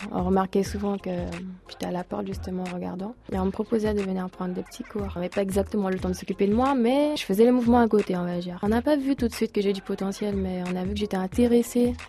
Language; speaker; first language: French; early bilingual, other home language; Portuguese